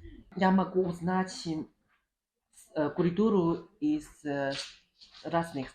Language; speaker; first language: Russian; non-native, learner; Chinese